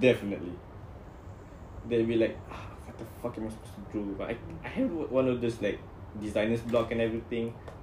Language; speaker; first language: English; non-native, local second language; Malay